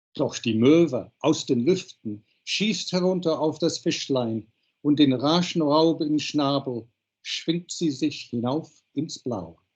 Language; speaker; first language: German; non-native, fluent; English